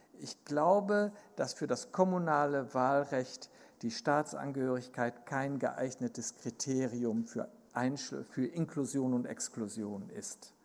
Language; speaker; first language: German; native; German